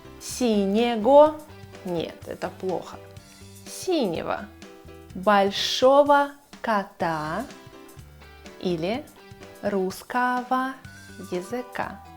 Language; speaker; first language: Russian; native; Russian